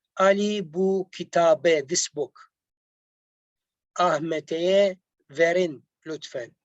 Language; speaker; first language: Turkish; non-native, learner; Arabic